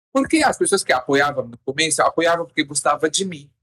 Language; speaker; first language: Portuguese; non-native, fluent; Arabic